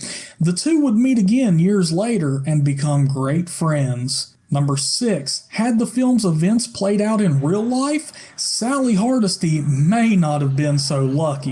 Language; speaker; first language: English; native; English